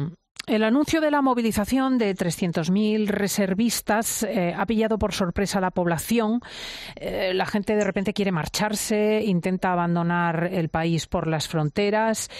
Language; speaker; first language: Spanish; native; Spanish